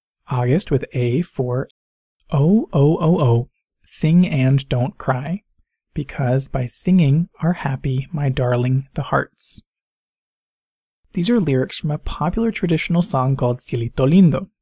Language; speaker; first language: English; native; English